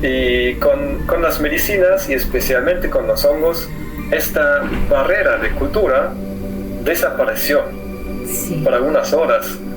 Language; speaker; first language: Spanish; non-native, fluent; German